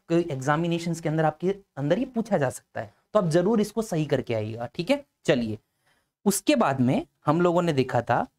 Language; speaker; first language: Hindi; native; Hindi